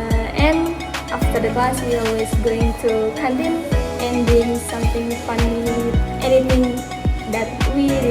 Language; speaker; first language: English; non-native, learner; Indonesian